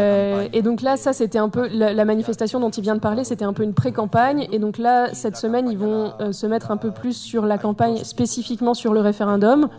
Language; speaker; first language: French; native; French